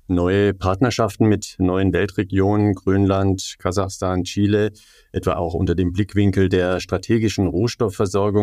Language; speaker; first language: German; native; German